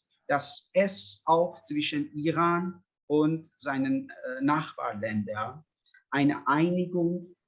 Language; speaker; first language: German; non-native, fluent; Persian